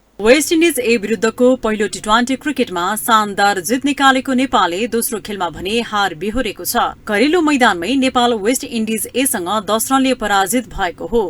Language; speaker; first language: Nepali; native; Nepali